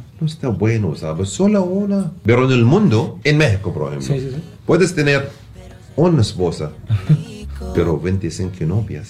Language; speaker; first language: Spanish; non-native, learner; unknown